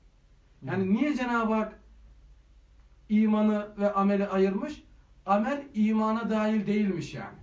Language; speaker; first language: Turkish; native; Turkish